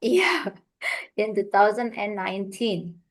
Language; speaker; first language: English; non-native, fluent; Indonesian